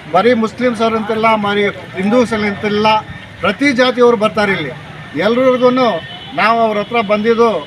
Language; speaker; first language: Kannada; non-native, local second language; Urdu